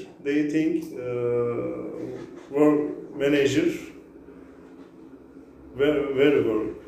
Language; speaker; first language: English; non-native, learner; Turkish